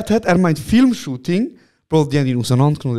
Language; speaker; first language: German; native; German